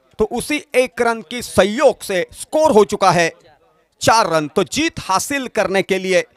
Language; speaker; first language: Hindi; non-native, local second language; Marathi